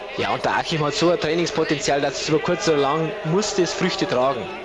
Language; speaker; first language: German; native; German